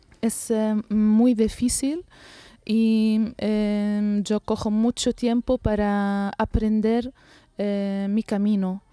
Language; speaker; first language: Spanish; non-native, learner; Arabic